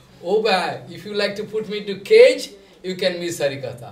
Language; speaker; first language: English; non-native, local second language; Bangla